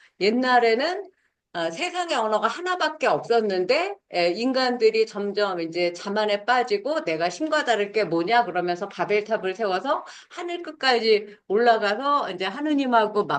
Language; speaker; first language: Korean; native; Korean